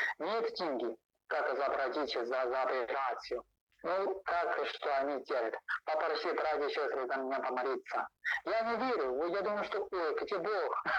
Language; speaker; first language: Russian; non-native, learner; Chinese